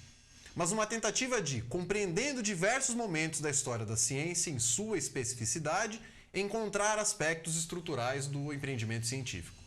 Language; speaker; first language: Portuguese; native; Portuguese